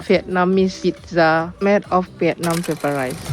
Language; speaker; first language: English; non-native, learner; Indonesian